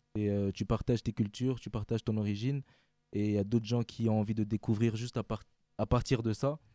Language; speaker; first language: French; non-native, local second language; Lingala